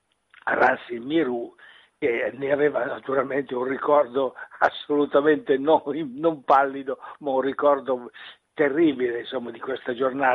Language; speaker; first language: Italian; native; Italian